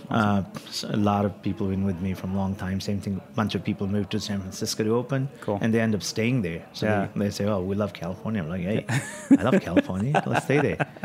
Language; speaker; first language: English; non-native, local second language; Punjabi